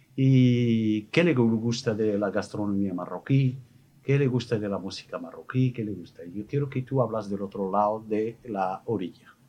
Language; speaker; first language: Spanish; non-native, fluent; Arabic